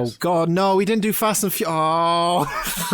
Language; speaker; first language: English; native; English